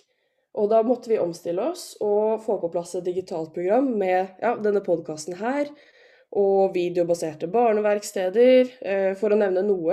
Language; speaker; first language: Norwegian; native; Norwegian